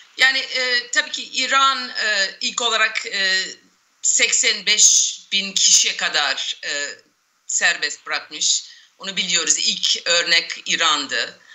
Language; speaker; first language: Turkish; non-native, fluent; English